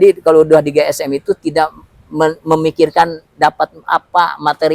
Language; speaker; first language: Indonesian; native; Indonesian